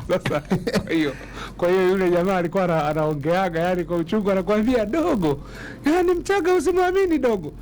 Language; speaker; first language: Swahili; native; Swahili